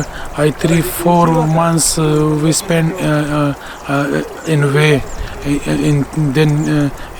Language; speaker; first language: English; non-native, learner; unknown